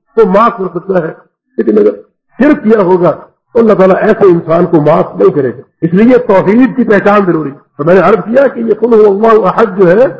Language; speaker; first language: Urdu; native; Urdu